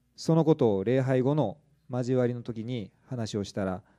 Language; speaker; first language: Japanese; native; Japanese